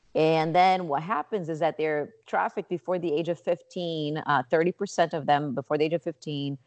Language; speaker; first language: English; non-native, fluent; Portuguese